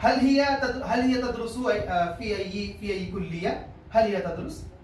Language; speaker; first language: Arabic; non-native, fluent; Urdu